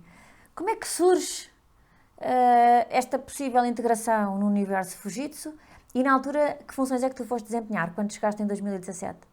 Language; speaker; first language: Portuguese; native; Portuguese